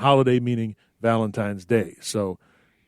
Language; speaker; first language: English; native; English